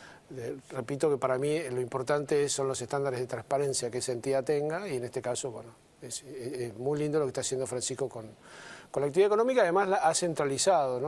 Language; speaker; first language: Spanish; native; Spanish